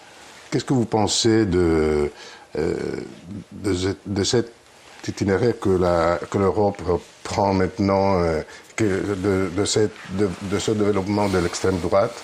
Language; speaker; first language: French; non-native, fluent; Greek